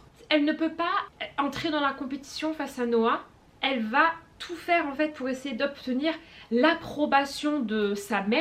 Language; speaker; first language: French; native; French